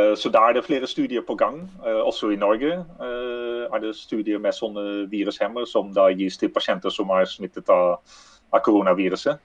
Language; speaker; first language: Norwegian; non-native, fluent; Dutch